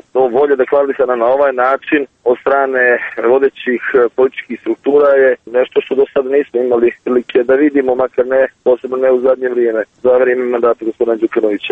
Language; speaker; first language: Serbian; native; Serbian